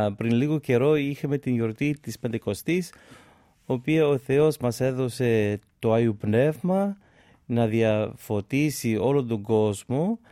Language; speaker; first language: Greek; non-native, fluent; English